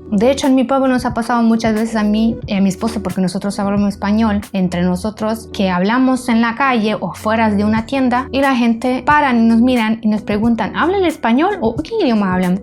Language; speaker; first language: Spanish; non-native, fluent; Romanian